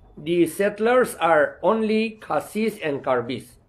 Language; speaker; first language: English; non-native, local second language; Karbi